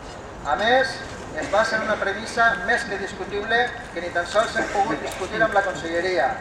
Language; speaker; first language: Catalan; native; Catalan